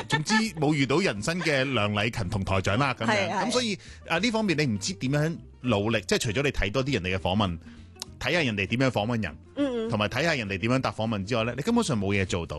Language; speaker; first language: Cantonese; native; Cantonese